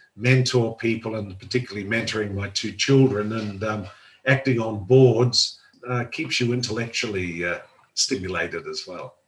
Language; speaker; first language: English; native; English